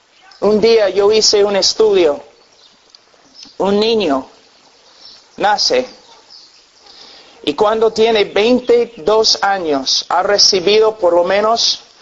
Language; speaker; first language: Spanish; non-native, fluent; English